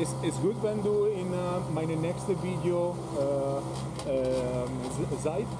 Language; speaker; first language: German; non-native, learner; Italian